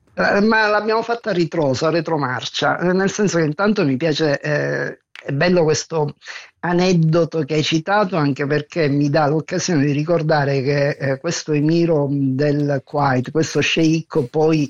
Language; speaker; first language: Italian; native; Italian